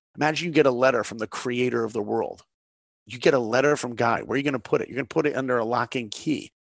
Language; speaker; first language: English; native; English